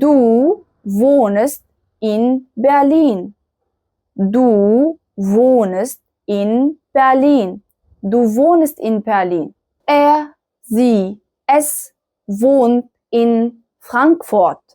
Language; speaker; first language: German; non-native, fluent; Arabic